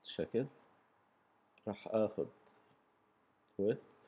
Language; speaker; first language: Arabic; native; Arabic